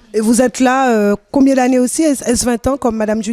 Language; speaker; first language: French; native; French